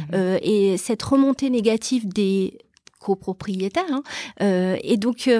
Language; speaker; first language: French; early bilingual, other home language; Portuguese